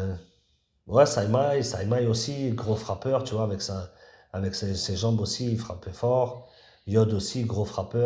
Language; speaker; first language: French; native; French